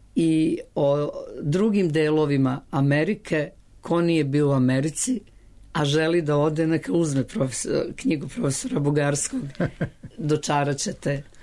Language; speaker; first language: Serbian; native; Serbian